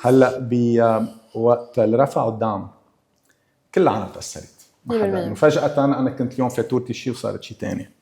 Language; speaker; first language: Arabic; early bilingual, heritage; Arabic